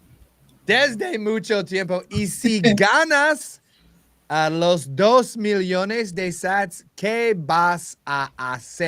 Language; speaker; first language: Spanish; non-native, learner; English